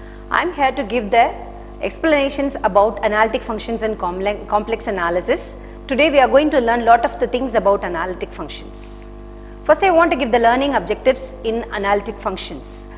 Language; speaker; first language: English; non-native, local second language; Tamil